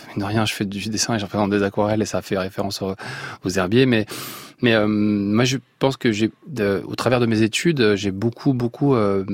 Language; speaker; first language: French; non-native, local second language; Arabic